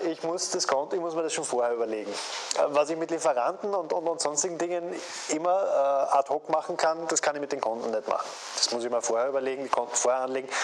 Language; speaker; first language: German; native; German